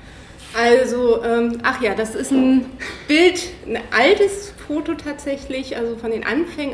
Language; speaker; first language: German; native; German